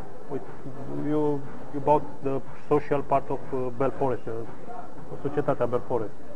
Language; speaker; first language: English; non-native, learner; Romanian